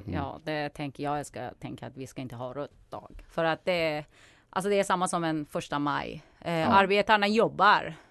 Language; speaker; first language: Swedish; non-native, fluent; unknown